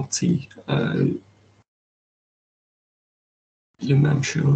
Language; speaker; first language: French; non-native, learner; English